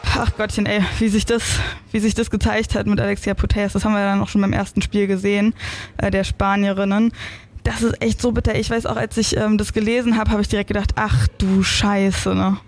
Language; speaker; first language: German; native; German